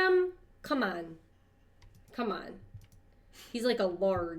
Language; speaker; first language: English; native; English